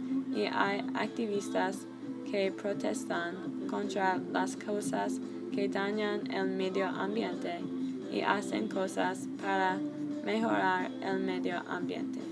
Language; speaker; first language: Spanish; non-native, learner; English